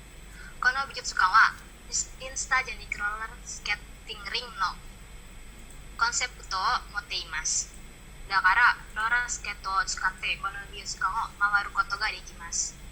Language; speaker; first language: Japanese; non-native, learner; Indonesian